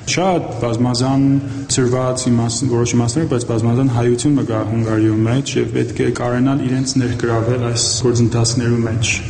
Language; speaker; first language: Armenian; early bilingual, heritage; Armenian